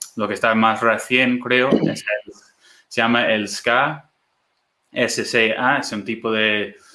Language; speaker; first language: Spanish; non-native, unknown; English